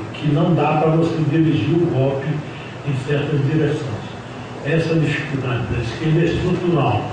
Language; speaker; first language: Portuguese; native; Portuguese